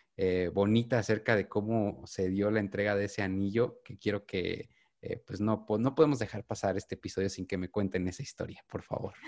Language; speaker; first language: Spanish; native; Spanish